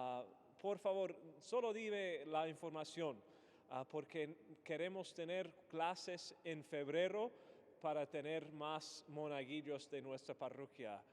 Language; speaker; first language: Spanish; non-native, fluent; English